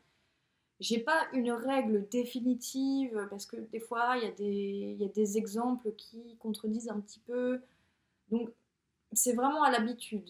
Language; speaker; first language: French; native; French